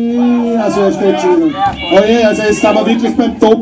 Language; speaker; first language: German; native; German